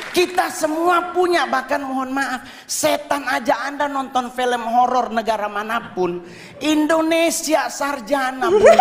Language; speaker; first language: Indonesian; native; Indonesian